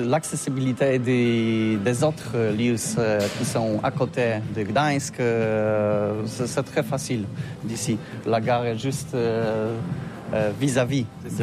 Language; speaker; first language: French; non-native, learner; Polish